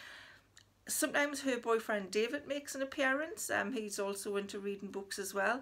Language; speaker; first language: English; native; English